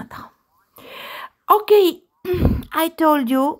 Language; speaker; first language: English; non-native, learner; Romanian